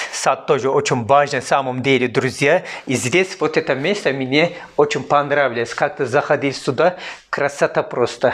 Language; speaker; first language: Russian; non-native, learner; Turkish